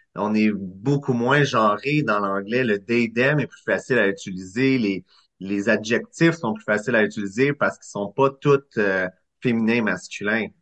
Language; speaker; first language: French; native; French